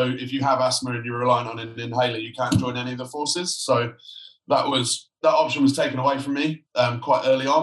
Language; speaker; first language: English; native; English